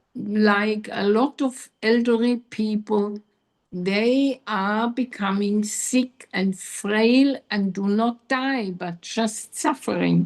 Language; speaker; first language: English; non-native, learner; German